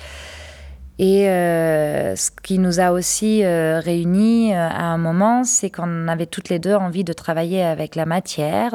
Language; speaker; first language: French; non-native, fluent; German